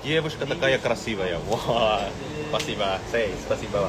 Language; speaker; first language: Russian; non-native, learner; Indonesian